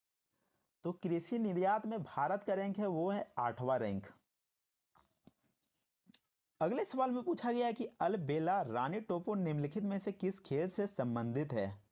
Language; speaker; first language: Hindi; native; Hindi